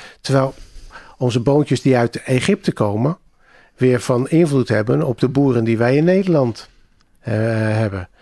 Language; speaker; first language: Dutch; native; Dutch